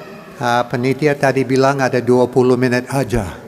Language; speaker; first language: Indonesian; non-native, learner; English